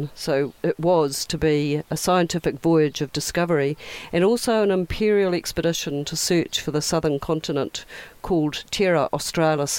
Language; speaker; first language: English; native; English